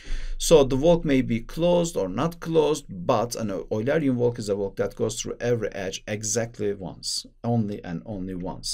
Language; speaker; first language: English; non-native, fluent; Turkish